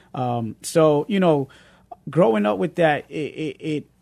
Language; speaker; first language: English; early bilingual, other home language; Spanish